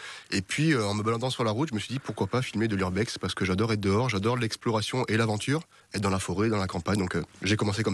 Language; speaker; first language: French; native; French